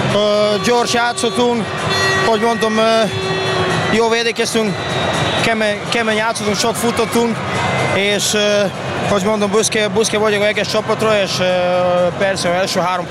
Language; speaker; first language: Hungarian; non-native, learner; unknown